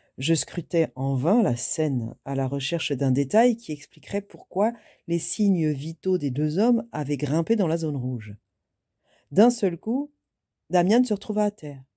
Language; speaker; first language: French; native; French